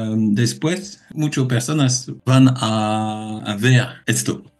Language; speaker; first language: Spanish; non-native, learner; French